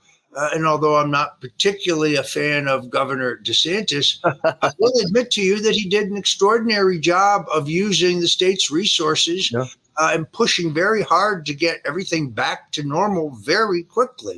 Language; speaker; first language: English; native; English